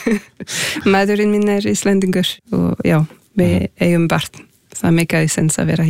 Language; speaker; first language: Icelandic; non-native, fluent; French